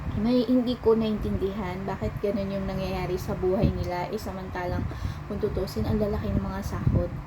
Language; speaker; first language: Filipino; native; Filipino